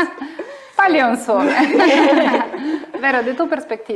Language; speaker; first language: Spanish; non-native, fluent; Portuguese